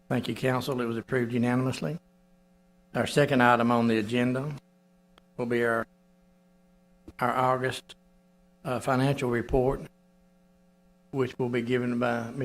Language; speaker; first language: English; native; English